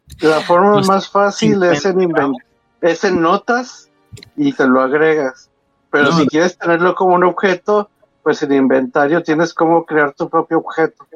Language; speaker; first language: Spanish; native; Spanish